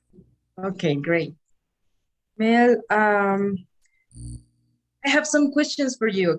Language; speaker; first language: English; non-native, fluent; Spanish